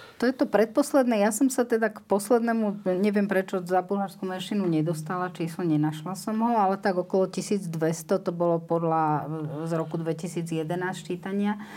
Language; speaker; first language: Slovak; native; Slovak